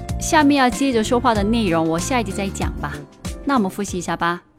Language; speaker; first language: Chinese; non-native, fluent; Korean